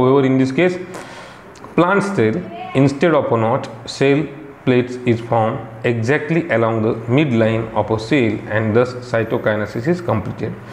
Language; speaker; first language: English; non-native, local second language; Marathi